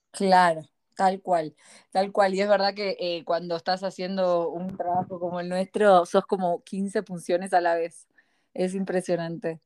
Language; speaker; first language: Spanish; native; Spanish